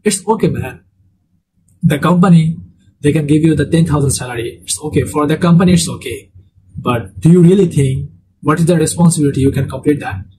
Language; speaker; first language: English; non-native, local second language; Bangla